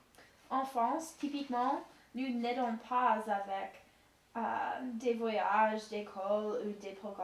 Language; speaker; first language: French; non-native, learner; English